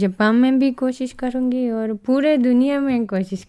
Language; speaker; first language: Hindi; non-native, fluent; Japanese